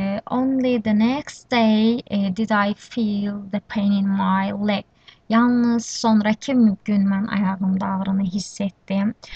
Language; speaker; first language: English; non-native, fluent; Azerbaijani